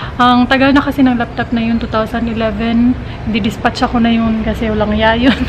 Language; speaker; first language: Filipino; non-native, local second language; Cebuano